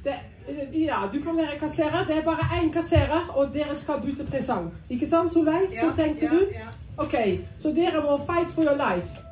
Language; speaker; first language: Norwegian; non-native, fluent; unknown